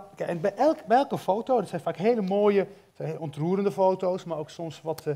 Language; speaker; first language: Dutch; native; Dutch